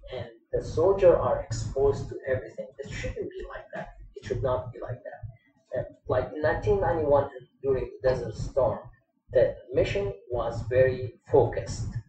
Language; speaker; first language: English; non-native, fluent; Arabic